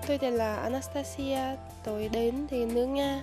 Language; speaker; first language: Vietnamese; non-native, fluent; Russian